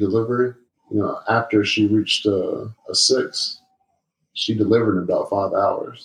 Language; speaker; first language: English; native; English